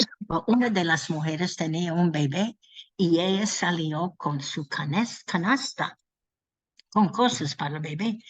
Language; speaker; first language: Spanish; non-native, learner; English